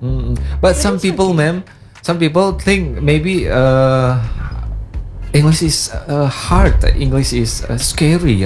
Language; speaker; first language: English; non-native, learner; Indonesian